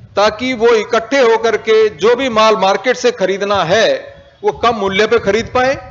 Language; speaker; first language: Hindi; native; Hindi